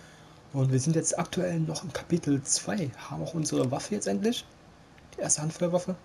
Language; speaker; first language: German; native; German